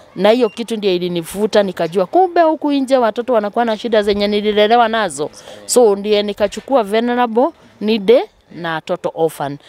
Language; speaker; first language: Swahili; native; Swahili